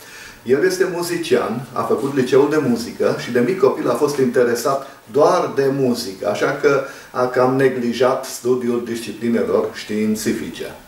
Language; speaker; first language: Romanian; native; Romanian